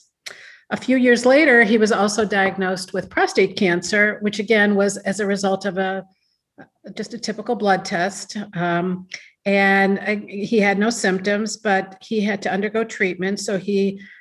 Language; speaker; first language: English; native; English